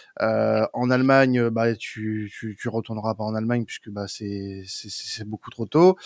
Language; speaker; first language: French; native; French